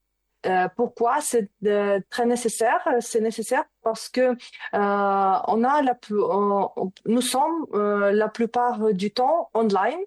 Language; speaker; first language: French; non-native, learner; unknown